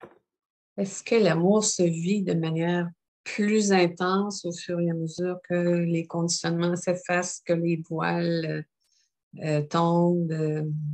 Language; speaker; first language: French; native; French